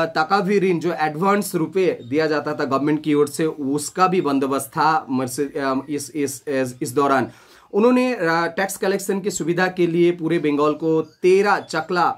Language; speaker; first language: Hindi; non-native, local second language; Bangla